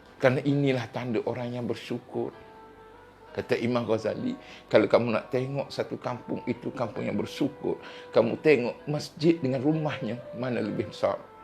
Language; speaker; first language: Malay; native; Malay